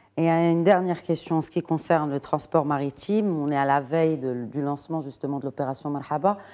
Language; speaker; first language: French; non-native, local second language; Arabic